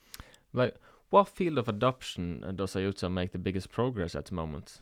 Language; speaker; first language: English; non-native, fluent; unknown